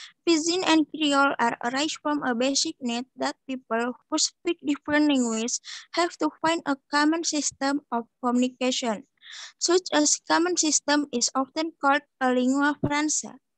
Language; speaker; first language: English; non-native, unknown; Indonesian